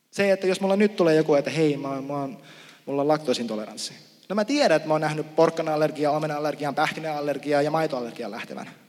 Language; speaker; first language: Finnish; native; Finnish